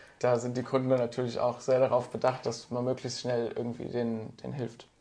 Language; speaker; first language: German; native; German